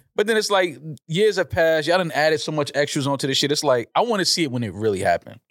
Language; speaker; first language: English; native; English